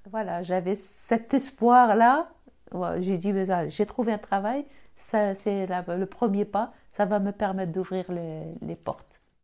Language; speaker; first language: French; non-native, local second language; Arabic